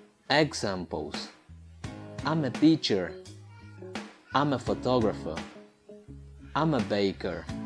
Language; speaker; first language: English; non-native, fluent; Portuguese